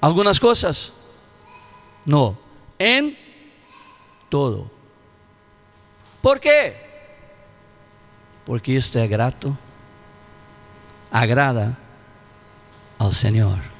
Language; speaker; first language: Spanish; non-native, learner; Portuguese